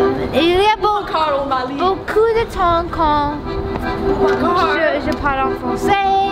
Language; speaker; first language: French; non-native, learner; English